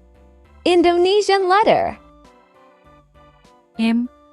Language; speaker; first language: English; non-native, learner; Indonesian